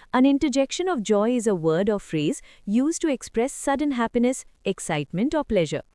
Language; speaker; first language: English; non-native, local second language; Hindi